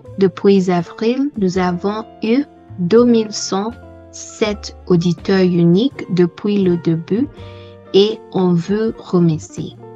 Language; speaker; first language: French; non-native, learner; English